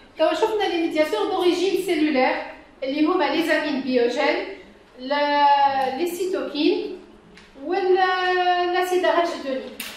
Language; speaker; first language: French; non-native, local second language; Arabic